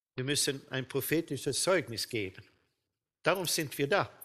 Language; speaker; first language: German; non-native, fluent; Swedish